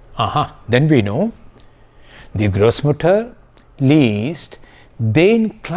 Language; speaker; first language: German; non-native, fluent; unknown